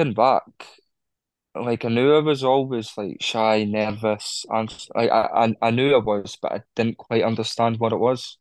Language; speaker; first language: English; native; English